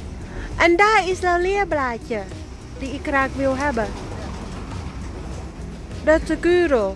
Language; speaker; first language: Dutch; non-native, learner; Thai